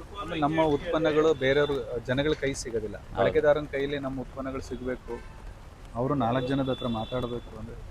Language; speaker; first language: Kannada; native; Kannada